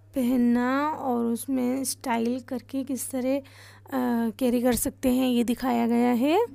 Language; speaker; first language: Hindi; native; Hindi